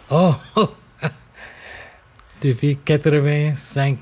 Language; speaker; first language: French; non-native, local second language; English